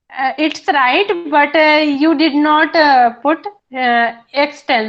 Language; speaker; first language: English; non-native, learner; Hindi